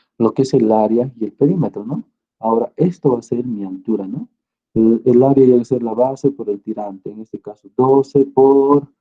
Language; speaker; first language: Spanish; native; Spanish